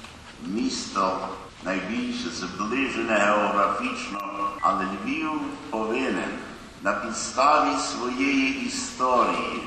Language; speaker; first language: Ukrainian; early bilingual, heritage; Ukrainian